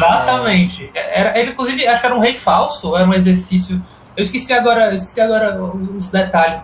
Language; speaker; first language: Portuguese; native; Portuguese